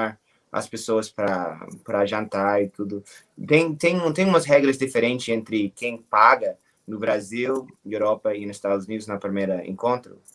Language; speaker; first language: Portuguese; non-native, fluent; English